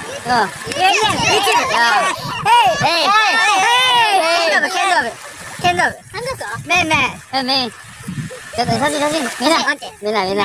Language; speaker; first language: Japanese; non-native, learner; Cebuano